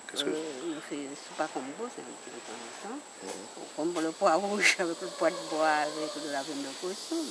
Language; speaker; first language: French; non-native, local second language; Guadeloupean Creole French